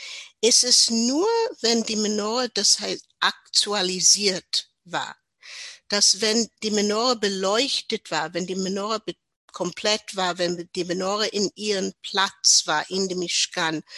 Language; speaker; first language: German; non-native, learner; English